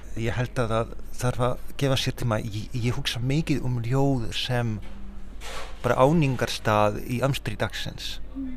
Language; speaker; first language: Icelandic; non-native, fluent; Polish